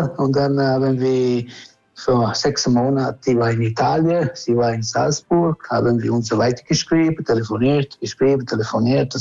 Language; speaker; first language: German; non-native, learner; Italian